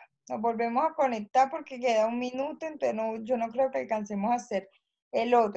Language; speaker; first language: Spanish; native; Spanish